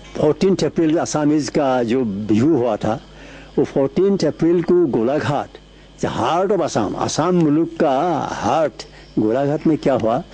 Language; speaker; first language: Hindi; non-native, local second language; Assamese